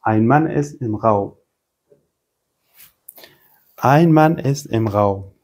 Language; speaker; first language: German; non-native, fluent; Persian